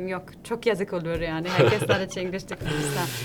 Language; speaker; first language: Turkish; non-native, fluent; German